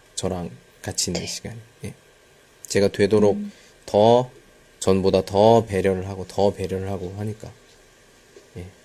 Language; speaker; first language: Korean; native; Korean